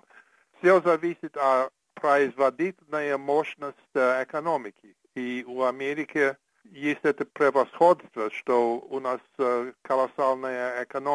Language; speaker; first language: Russian; non-native, fluent; English